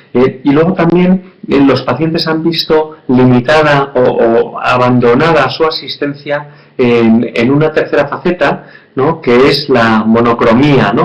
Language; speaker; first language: Spanish; native; Spanish